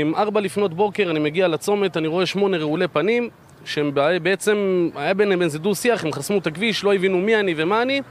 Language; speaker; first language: Hebrew; native; Hebrew